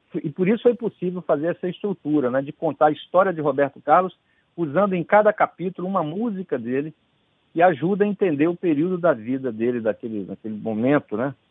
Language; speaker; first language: Portuguese; native; Portuguese